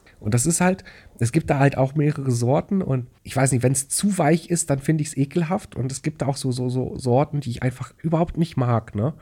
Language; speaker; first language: German; native; German